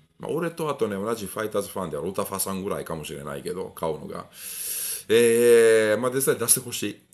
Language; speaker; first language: Japanese; non-native, fluent; Italian